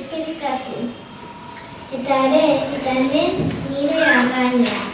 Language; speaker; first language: Basque; non-native, local second language; Spanish